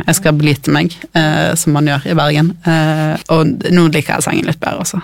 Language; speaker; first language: Norwegian; native; Norwegian